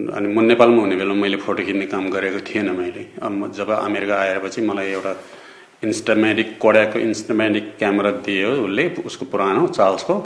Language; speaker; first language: Nepali; non-native, local second language; Eastern Tamang